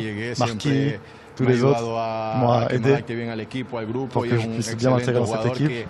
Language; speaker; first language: French; native; French